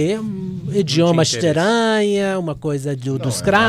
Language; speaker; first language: Portuguese; non-native, fluent; Arabic